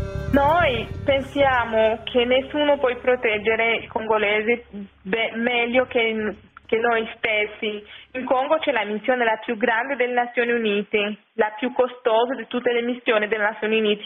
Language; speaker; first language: Italian; non-native, fluent; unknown